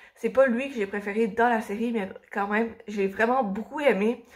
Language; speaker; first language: French; native; French